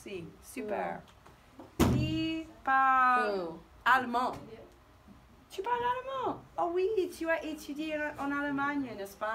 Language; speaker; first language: French; non-native, fluent; English